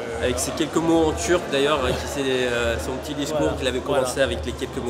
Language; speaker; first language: French; early bilingual, other home language; Turkish